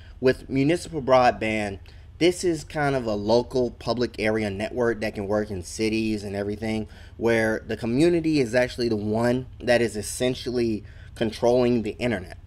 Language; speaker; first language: English; native; English